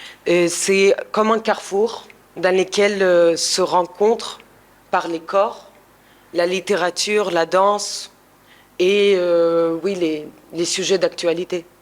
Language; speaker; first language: French; non-native, fluent; Russian